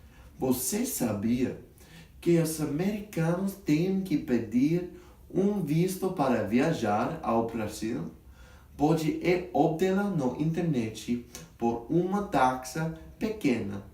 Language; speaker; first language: Portuguese; non-native, learner; English